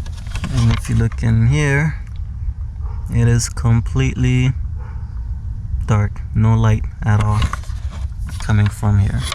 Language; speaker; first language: English; native; English